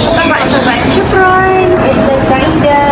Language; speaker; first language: Arabic; non-native, learner; Malay